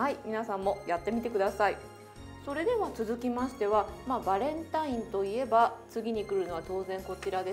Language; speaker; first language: Japanese; native; Japanese